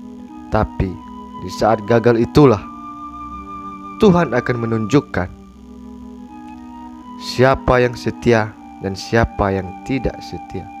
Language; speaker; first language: Indonesian; native; Indonesian